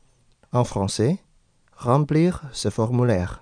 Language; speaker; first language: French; non-native, fluent; Indonesian